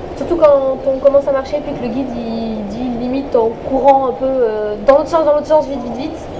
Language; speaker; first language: French; native; French